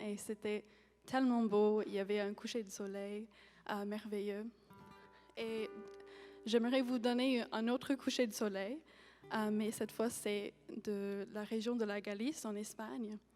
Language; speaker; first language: French; non-native, fluent; English